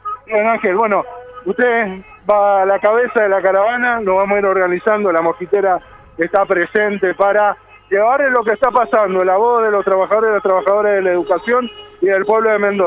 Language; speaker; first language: Spanish; native; Spanish